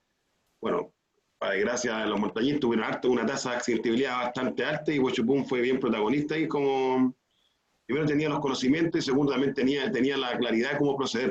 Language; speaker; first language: Spanish; native; Spanish